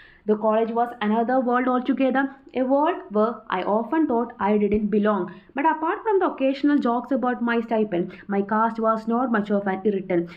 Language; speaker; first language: English; non-native, local second language; Malayalam